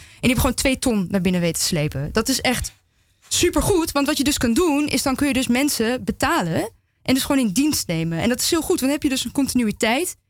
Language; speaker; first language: Dutch; native; Dutch